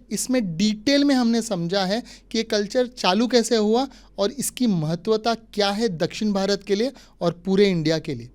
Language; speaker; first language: Hindi; non-native, local second language; Marathi